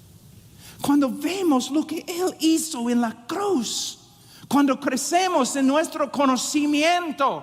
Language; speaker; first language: Spanish; non-native, fluent; English